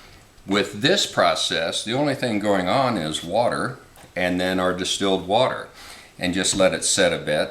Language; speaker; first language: English; native; English